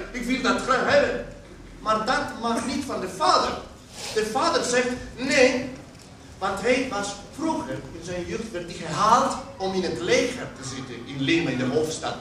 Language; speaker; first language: Dutch; non-native, fluent; Spanish